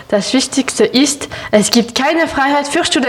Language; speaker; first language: German; non-native, learner; French